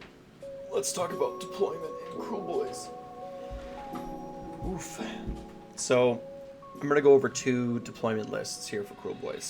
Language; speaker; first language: English; native; English